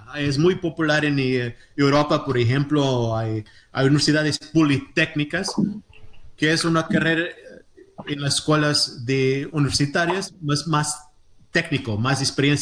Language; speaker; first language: Spanish; non-native, fluent; Portuguese